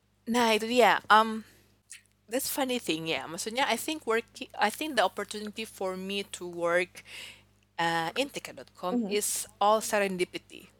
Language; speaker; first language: English; early bilingual, other home language; Indonesian